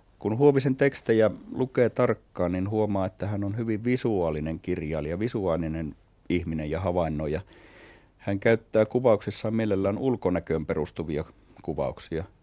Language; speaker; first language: Finnish; native; Finnish